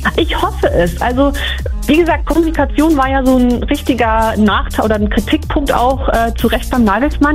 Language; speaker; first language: German; native; German